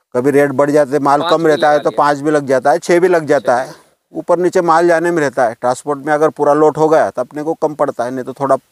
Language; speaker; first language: Hindi; native; Hindi